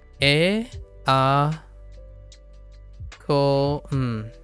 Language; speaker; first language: Japanese; non-native, learner; English